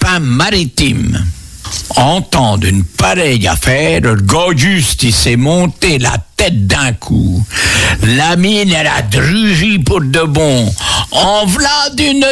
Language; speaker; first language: French; native; French